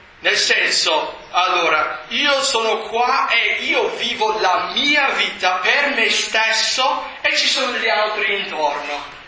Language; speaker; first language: Italian; non-native, fluent; English